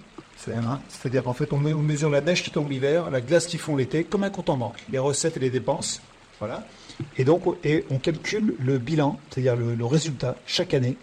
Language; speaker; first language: French; native; French